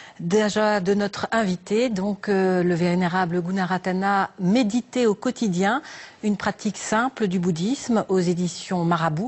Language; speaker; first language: French; native; French